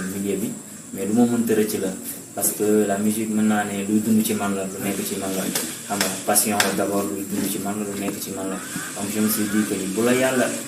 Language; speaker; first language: Wolof; non-native, local second language; Jola-Fonyi